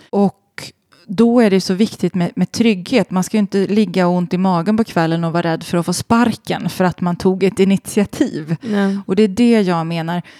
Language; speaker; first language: Swedish; native; Swedish